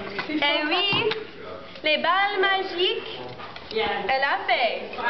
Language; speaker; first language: French; non-native, learner; English